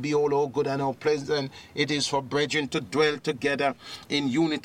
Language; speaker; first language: English; native; English